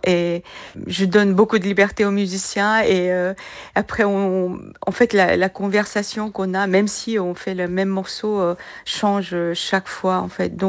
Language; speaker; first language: French; non-native, fluent; Korean